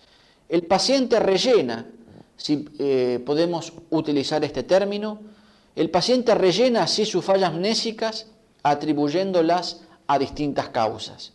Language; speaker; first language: Spanish; native; Spanish